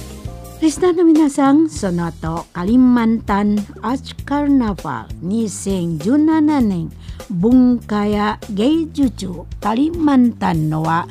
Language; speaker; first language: Japanese; non-native, learner; Indonesian